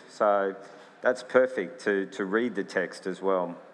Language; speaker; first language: English; native; English